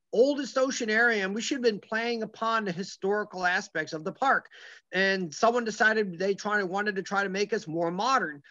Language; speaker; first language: English; native; English